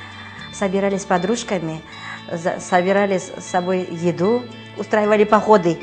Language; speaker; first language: Russian; non-native, local second language; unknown